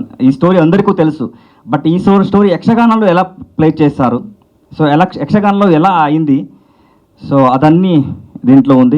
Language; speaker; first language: Telugu; non-native, learner; Kannada